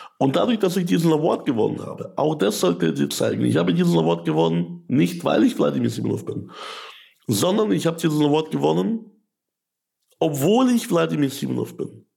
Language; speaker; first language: German; early bilingual, other home language; Russian